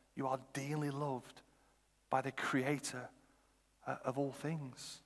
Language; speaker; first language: English; native; English